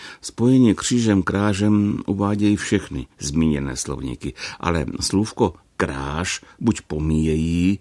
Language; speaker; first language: Czech; native; Czech